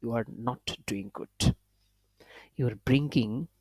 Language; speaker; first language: English; non-native, local second language; Bangla